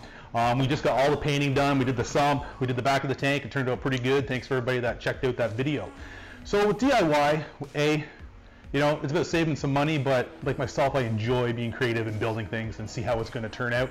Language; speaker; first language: English; native; English